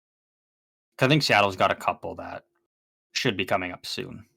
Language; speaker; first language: English; native; English